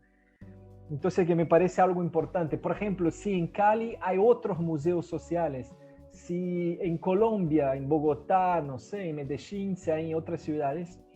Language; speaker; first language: Spanish; non-native, fluent; Portuguese